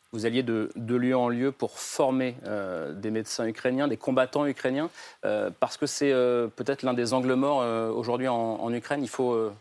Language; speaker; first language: French; native; French